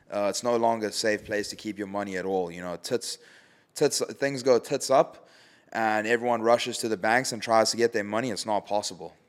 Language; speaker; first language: English; native; English